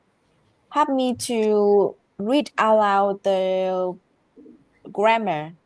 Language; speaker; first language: English; non-native, learner; Vietnamese